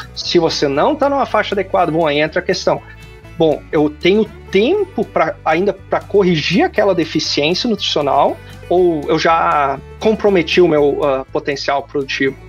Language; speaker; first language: Portuguese; native; Portuguese